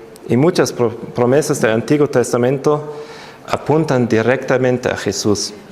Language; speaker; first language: Spanish; non-native, fluent; German